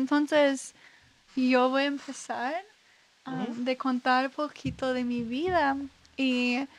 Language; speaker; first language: Spanish; non-native, learner; English